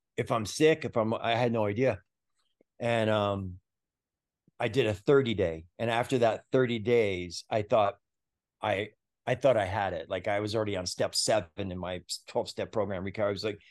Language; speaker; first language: English; native; English